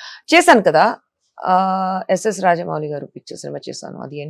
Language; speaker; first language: Telugu; non-native, local second language; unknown